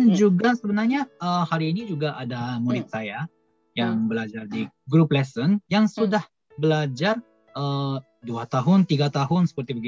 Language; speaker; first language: Indonesian; non-native, fluent; Japanese